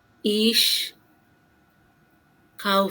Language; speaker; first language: German; non-native, learner; Bangla